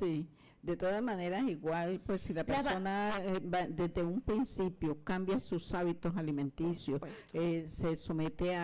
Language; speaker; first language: Spanish; native; Spanish